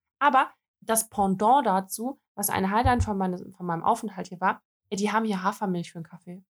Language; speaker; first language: German; early bilingual, other home language; Russian